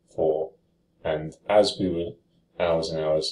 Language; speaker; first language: English; native; English